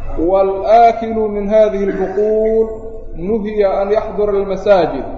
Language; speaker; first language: Arabic; non-native, local second language; Somali